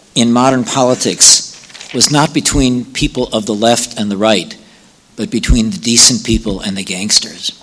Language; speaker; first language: English; native; English